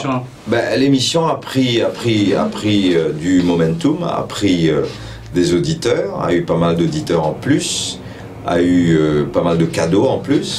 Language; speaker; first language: French; non-native, local second language; Morisyen